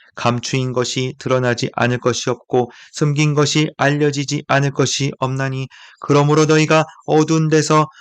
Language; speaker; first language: Korean; native; Korean